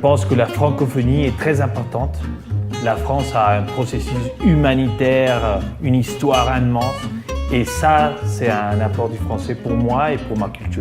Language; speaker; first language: French; non-native, fluent; Spanish